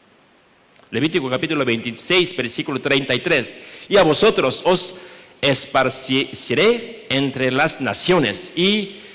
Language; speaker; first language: Spanish; non-native, learner; Korean